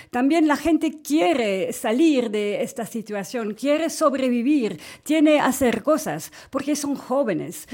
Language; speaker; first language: Spanish; non-native, fluent; French